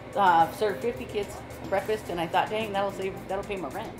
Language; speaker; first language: English; native; English